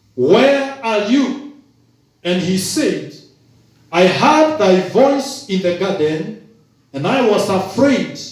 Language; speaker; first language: English; non-native, local second language; Swahili